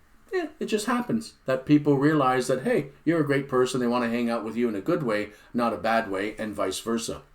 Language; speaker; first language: English; native; English